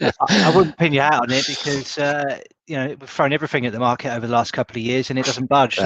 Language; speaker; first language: English; native; English